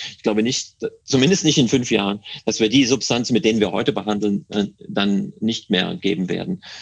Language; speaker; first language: German; native; German